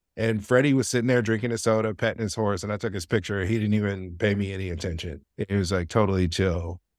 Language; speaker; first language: English; native; English